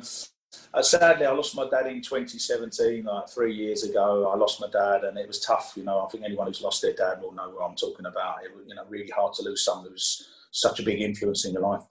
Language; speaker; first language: English; native; English